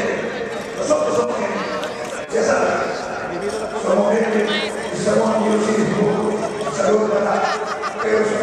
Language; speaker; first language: Spanish; native; Spanish